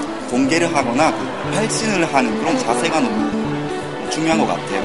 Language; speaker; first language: Korean; non-native, fluent; Japanese